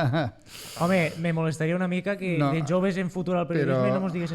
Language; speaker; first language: Catalan; native; Catalan